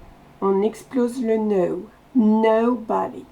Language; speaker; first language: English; non-native, fluent; French